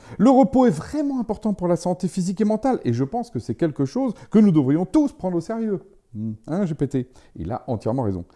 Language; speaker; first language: French; native; French